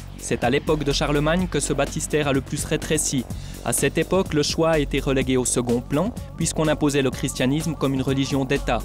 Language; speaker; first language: French; native; French